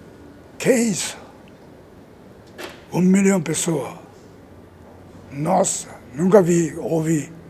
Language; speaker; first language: Portuguese; non-native, learner; Japanese